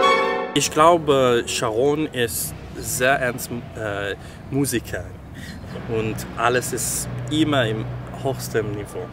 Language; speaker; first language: German; non-native, fluent; Hebrew